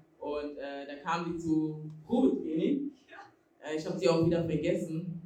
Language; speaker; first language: German; early bilingual, other home language; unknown